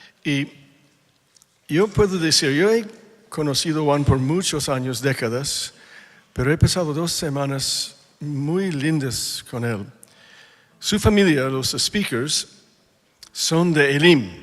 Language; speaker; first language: Spanish; non-native, fluent; English